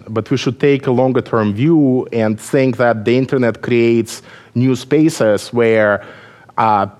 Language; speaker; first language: English; non-native, fluent; Russian